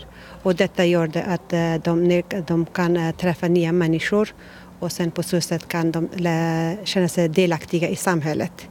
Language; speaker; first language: Swedish; non-native, learner; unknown